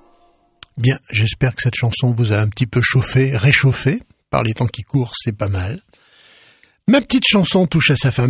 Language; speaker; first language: French; native; French